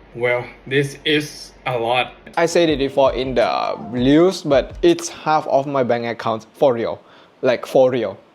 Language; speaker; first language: English; non-native, fluent; Thai